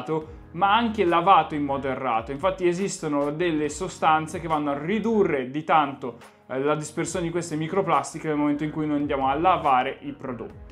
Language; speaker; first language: Italian; native; Italian